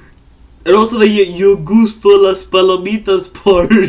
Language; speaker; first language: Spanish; non-native, learner; English